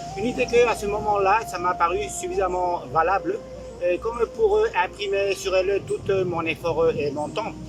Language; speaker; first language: French; non-native, fluent; Spanish